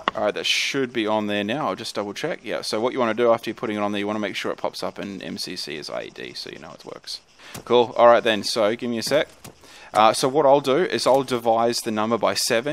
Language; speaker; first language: English; native; English